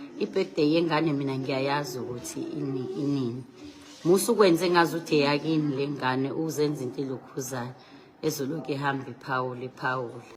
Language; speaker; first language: Zulu; native; Zulu